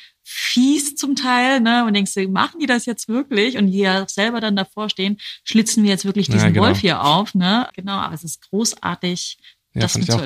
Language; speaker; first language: German; native; German